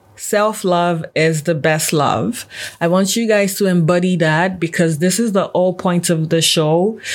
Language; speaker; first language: English; non-native, local second language; Yoruba